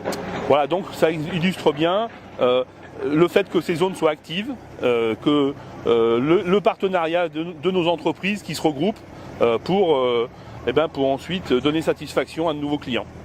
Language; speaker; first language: French; native; French